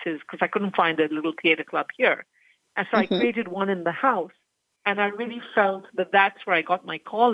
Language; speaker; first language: English; non-native, local second language; Punjabi